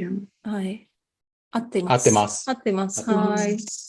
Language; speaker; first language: Japanese; non-native, fluent; Tatar